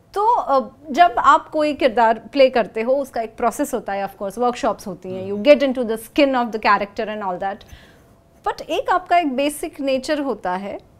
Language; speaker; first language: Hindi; non-native, local second language; Gujarati